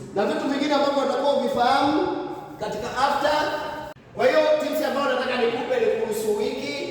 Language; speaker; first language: Swahili; native; Swahili